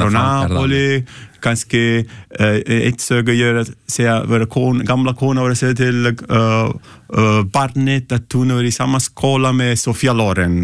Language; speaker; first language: Icelandic; non-native, learner; Italian